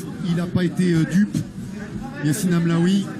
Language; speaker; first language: French; native; French